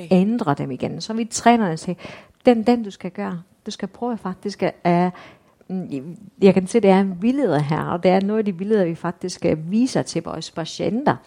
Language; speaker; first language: Danish; non-native, fluent; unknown